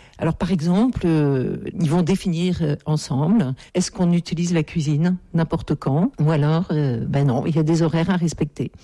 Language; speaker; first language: French; native; French